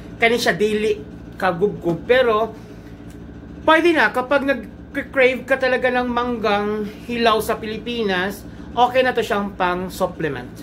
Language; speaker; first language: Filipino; non-native, local second language; Cebuano